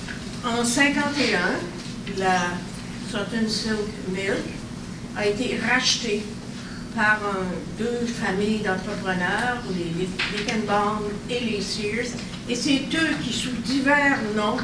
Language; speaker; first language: French; native; French